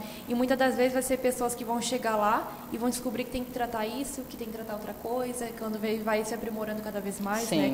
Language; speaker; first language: Portuguese; native; Portuguese